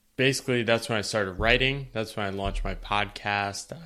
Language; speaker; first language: English; native; English